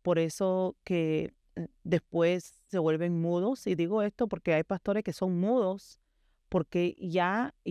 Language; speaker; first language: Spanish; early bilingual, heritage; Spanish